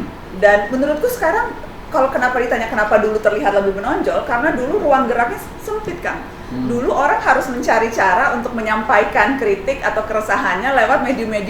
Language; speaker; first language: Indonesian; native; Indonesian